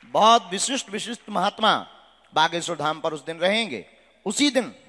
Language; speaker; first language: Hindi; non-native, local second language; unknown